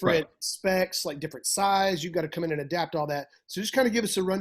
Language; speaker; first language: English; native; English